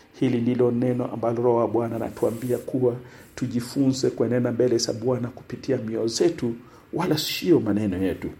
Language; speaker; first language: Swahili; non-native, local second language; Luyia